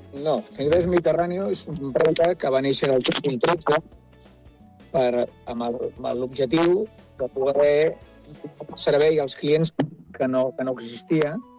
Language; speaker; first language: Catalan; non-native, local second language; Spanish